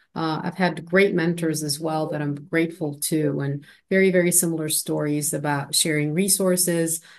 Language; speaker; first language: English; non-native, fluent; Arabic